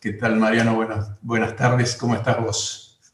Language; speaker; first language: Spanish; native; Spanish